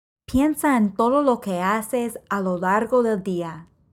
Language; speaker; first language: Spanish; non-native, fluent; English